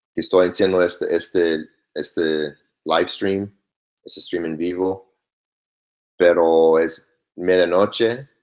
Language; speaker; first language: Spanish; non-native, learner; English